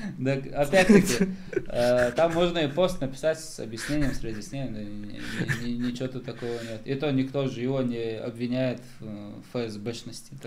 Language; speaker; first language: Russian; non-native, local second language; Chechen